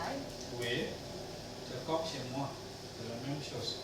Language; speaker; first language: French; non-native, learner; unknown